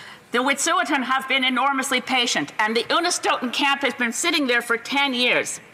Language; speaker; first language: English; native; English